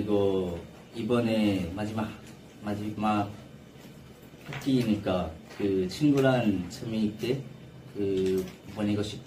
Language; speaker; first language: Korean; non-native, learner; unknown